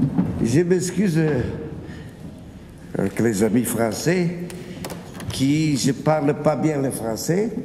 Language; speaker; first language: French; non-native, fluent; Italian